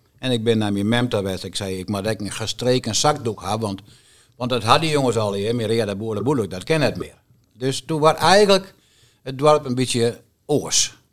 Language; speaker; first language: Dutch; non-native, local second language; Western Frisian